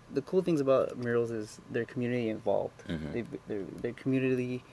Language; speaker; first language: English; native; English